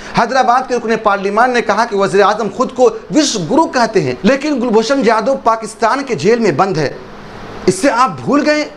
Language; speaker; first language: Urdu; native; Urdu